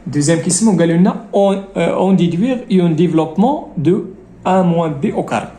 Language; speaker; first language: French; non-native, local second language; Arabic